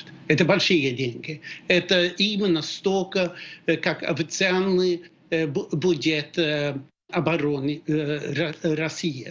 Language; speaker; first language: Russian; non-native, fluent; Swedish